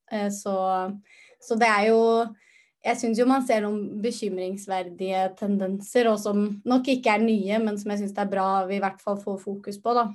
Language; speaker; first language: Norwegian; native; Norwegian